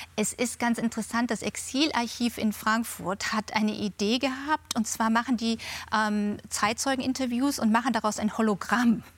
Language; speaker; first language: German; native; German